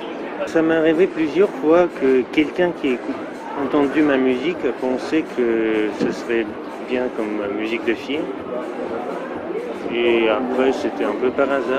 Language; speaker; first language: French; non-native, fluent; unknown